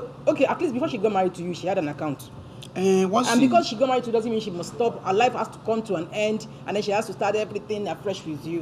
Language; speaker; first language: English; non-native, local second language; Yoruba